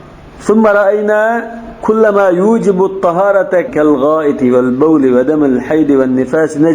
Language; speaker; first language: Arabic; non-native, fluent; Uzbek